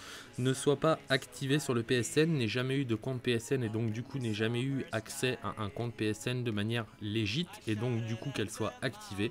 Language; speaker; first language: French; native; French